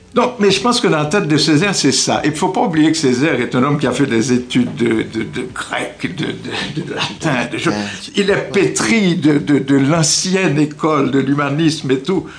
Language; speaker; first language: French; non-native, local second language; Haitian Creole